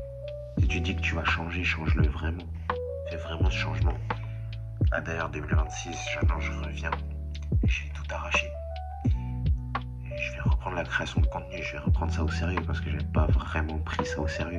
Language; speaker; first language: French; native; French